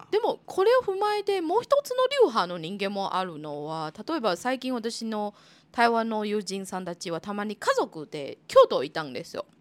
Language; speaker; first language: Japanese; non-native, fluent; Chinese